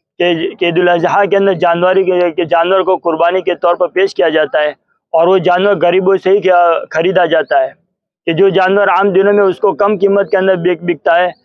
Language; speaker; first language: Urdu; non-native, local second language; Gujarati